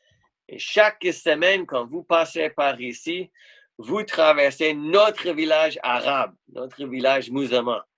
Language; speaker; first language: French; non-native, fluent; English